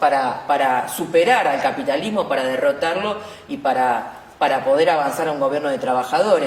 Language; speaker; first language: Spanish; native; Spanish